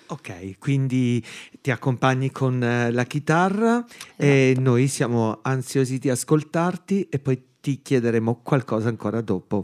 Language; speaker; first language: Italian; native; Italian